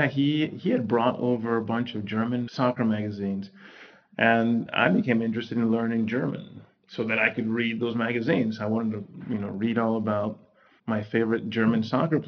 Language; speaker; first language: English; non-native, fluent; Spanish